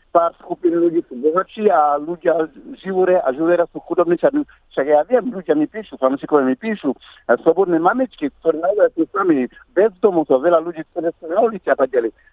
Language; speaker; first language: Slovak; non-native, fluent; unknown